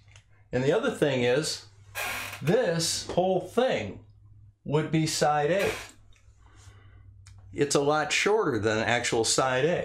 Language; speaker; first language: English; native; English